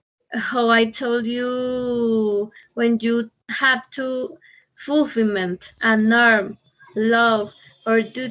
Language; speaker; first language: English; non-native, fluent; Spanish